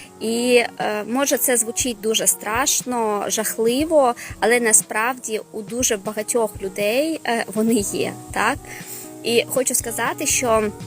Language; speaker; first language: Ukrainian; non-native, local second language; Russian